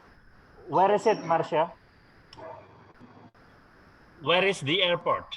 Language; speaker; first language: English; non-native, fluent; Indonesian